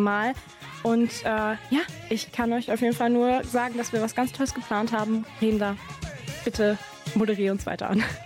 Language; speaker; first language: German; native; German